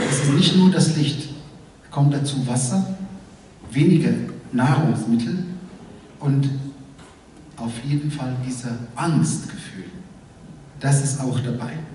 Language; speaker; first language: German; non-native, learner; Arabic